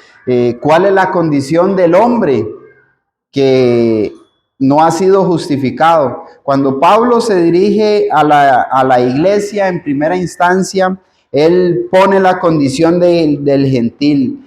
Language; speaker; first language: Spanish; native; Spanish